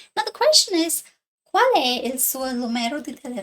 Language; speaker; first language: Italian; non-native, learner; English